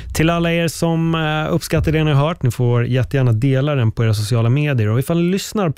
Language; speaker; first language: Swedish; native; Swedish